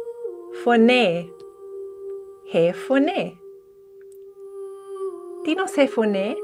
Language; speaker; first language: Greek; non-native, fluent; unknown